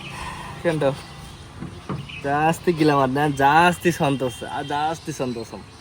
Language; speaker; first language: Malayalam; non-native, learner; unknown